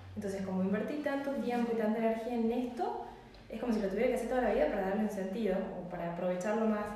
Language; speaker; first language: Spanish; native; Spanish